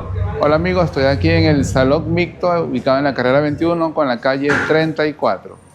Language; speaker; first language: Spanish; native; Spanish